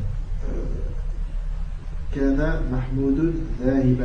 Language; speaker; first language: Arabic; non-native, learner; French